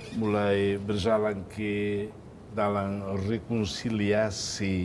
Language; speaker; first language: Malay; non-native, fluent; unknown